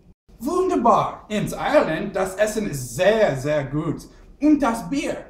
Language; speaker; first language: German; non-native, learner; English